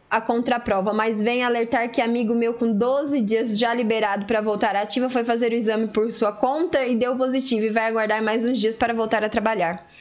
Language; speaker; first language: Portuguese; native; Portuguese